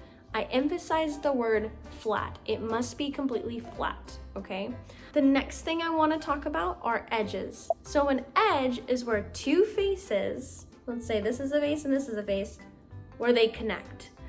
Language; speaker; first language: English; native; English